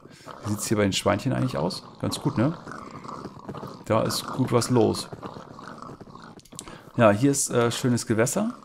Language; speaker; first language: German; native; German